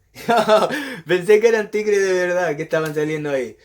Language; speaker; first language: Spanish; early bilingual, heritage; Spanish